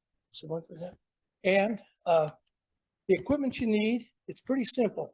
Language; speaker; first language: English; native; English